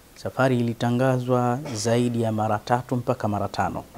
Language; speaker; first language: Swahili; native; Swahili